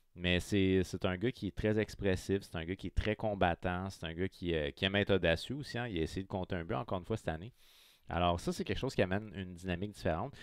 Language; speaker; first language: French; native; French